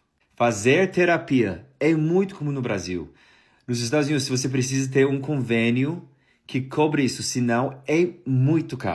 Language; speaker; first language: Portuguese; non-native, fluent; English